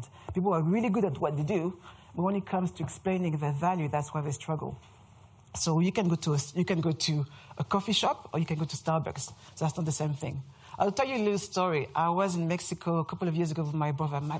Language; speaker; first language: English; non-native, fluent; French